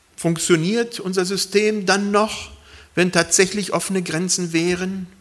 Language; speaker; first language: German; early bilingual, other home language; Spanish